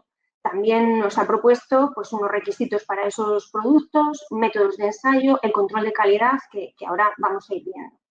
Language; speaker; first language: Spanish; native; Spanish